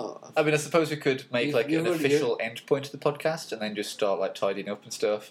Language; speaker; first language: English; native; English